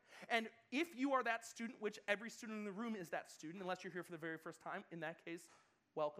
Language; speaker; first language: English; native; English